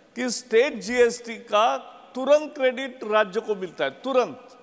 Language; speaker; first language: Hindi; non-native, local second language; Marathi